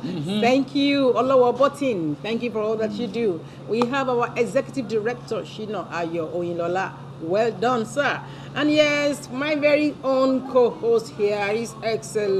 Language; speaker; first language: English; non-native, local second language; Yoruba